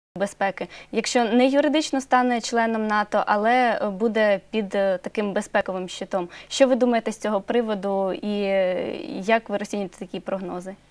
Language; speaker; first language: Ukrainian; native; Ukrainian